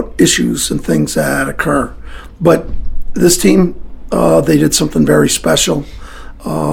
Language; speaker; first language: English; early bilingual, other home language; French